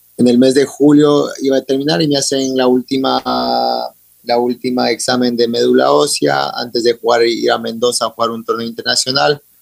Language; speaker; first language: Spanish; native; Spanish